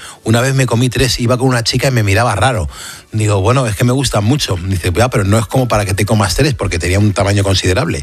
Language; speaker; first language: Spanish; native; Spanish